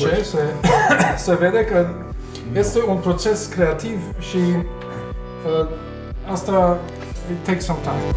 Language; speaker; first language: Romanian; non-native, learner; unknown